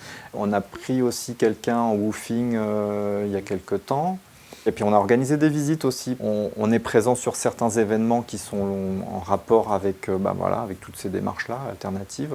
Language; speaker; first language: French; native; French